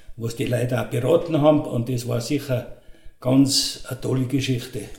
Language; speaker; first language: German; native; German